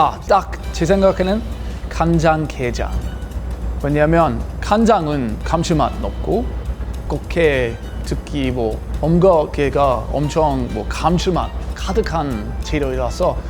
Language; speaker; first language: Korean; non-native, learner; English